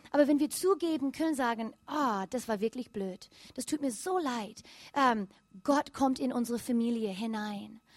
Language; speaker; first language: German; non-native, fluent; English